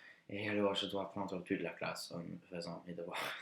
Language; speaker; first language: French; non-native, learner; English